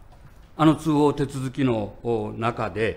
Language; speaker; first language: Japanese; native; Japanese